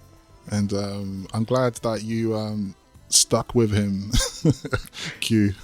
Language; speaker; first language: English; native; English